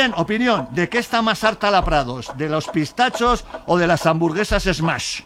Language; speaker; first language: Spanish; native; Spanish